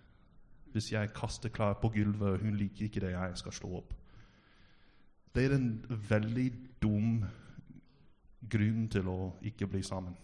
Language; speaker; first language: Norwegian; non-native, fluent; English